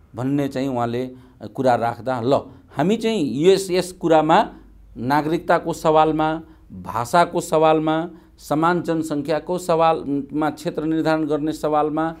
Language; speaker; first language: Nepali; non-native, local second language; Maithili